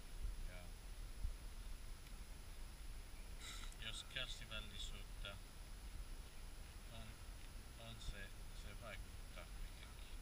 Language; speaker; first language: Finnish; non-native, fluent; Central Kurdish